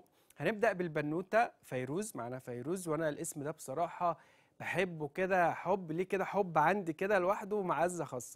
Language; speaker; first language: Arabic; native; Arabic